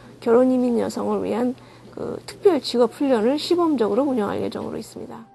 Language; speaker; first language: Korean; native; Korean